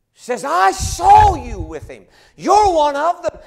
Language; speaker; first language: English; native; English